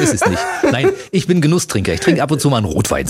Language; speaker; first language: German; native; German